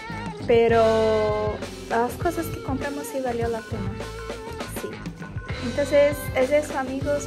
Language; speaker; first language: Spanish; non-native, fluent; Portuguese